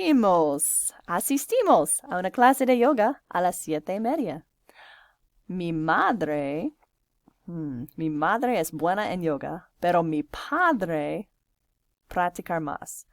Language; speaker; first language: Spanish; non-native, fluent; English